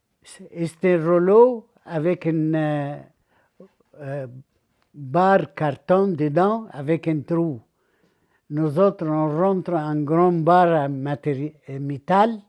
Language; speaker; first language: French; non-native, learner; Arabic